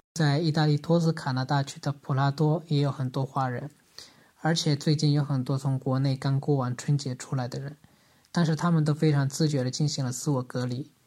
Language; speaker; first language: Chinese; native; Chinese